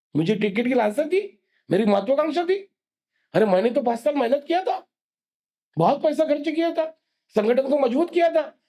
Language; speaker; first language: Hindi; non-native, local second language; Marathi